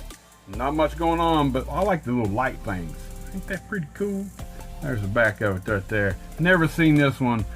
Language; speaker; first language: English; native; English